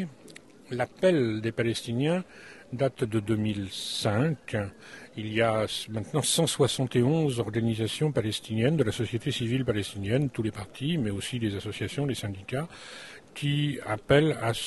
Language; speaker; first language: French; native; French